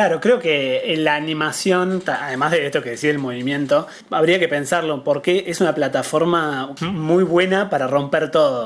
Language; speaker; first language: Spanish; native; Spanish